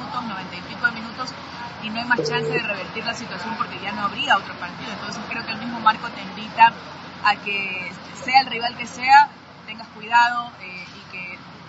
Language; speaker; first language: Spanish; native; Spanish